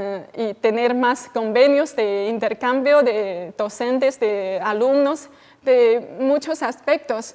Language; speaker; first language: Spanish; non-native, fluent; Chinese